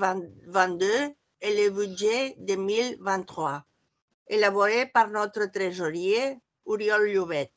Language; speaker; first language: French; non-native, fluent; Catalan